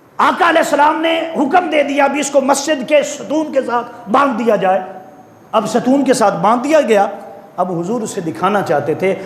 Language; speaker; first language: Urdu; non-native, local second language; Punjabi